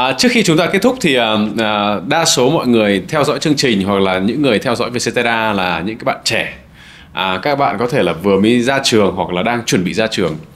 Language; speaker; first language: Vietnamese; early bilingual, heritage; Vietnamese